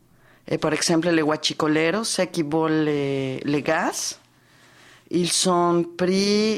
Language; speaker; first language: French; non-native, fluent; Spanish